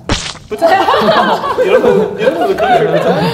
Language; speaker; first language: Korean; non-native, learner; English